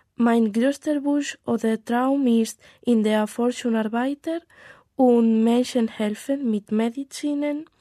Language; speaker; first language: German; non-native, learner; Spanish